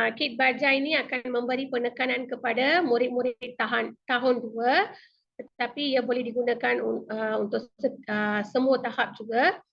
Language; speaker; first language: Malay; non-native, local second language; Tamil